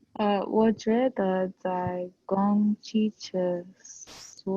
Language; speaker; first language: Chinese; non-native, learner; English